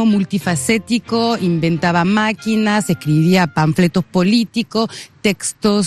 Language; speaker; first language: Spanish; native; Spanish